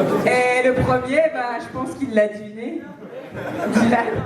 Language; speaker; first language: French; native; French